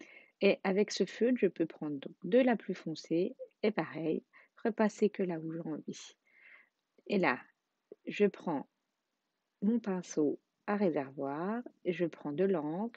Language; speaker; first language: French; native; French